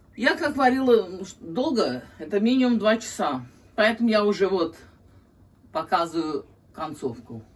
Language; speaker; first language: Russian; non-native, local second language; Azerbaijani